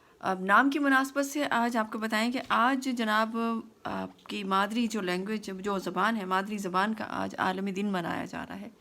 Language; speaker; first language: Urdu; native; Urdu